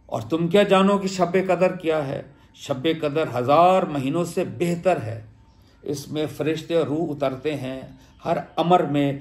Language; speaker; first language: Urdu; native; Urdu